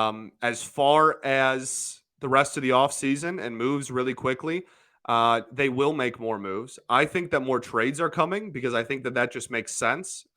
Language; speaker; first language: English; native; English